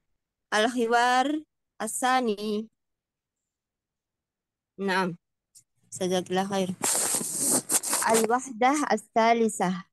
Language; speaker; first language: Arabic; non-native, fluent; Indonesian